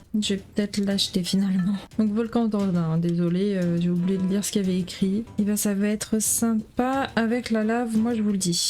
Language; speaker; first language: French; native; French